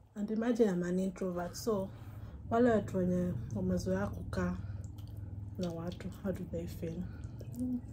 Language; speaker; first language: English; non-native, local second language; Gusii